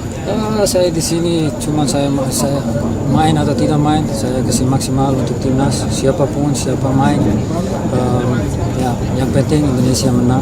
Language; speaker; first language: Indonesian; non-native, fluent; Dutch